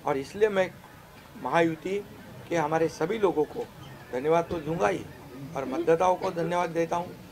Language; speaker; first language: Hindi; non-native, local second language; Marathi